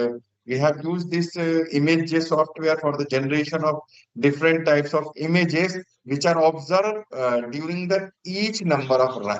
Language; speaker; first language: English; non-native, local second language; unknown